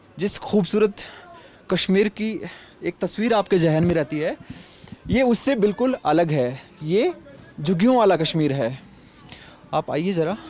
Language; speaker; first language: Hindi; native; Hindi